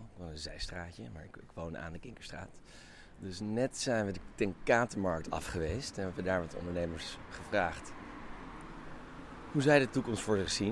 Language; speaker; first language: Dutch; native; Dutch